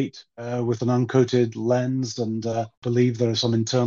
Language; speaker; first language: English; native; English